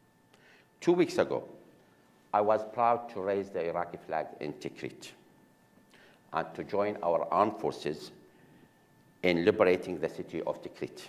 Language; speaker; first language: English; non-native, fluent; Arabic